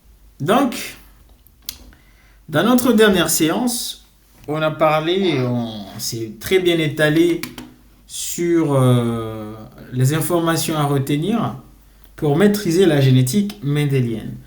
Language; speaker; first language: French; non-native, local second language; Comorian